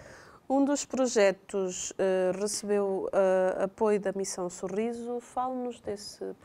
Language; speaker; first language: Portuguese; native; Portuguese